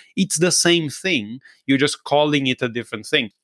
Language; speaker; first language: English; non-native, fluent; Portuguese